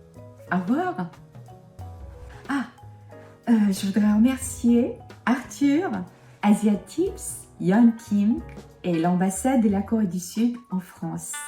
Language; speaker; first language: French; non-native, fluent; Korean